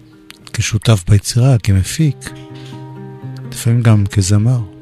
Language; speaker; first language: Hebrew; native; Hebrew